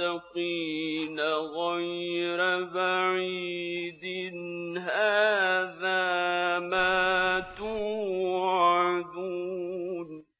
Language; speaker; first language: Arabic; native; Arabic